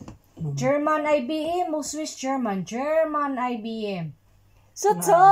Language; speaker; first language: English; non-native, learner; Cebuano